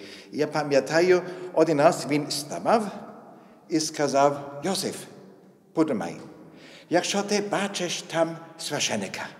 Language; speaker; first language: Ukrainian; non-native, fluent; German